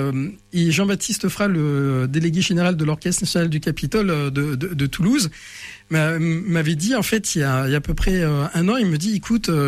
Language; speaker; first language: French; native; French